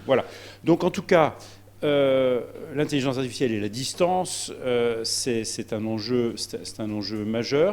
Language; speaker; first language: French; native; French